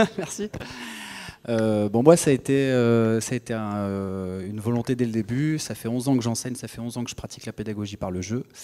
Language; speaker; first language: French; native; French